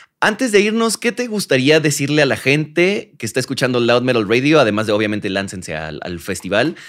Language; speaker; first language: Spanish; native; Spanish